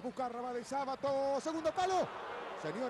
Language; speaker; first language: Spanish; native; Spanish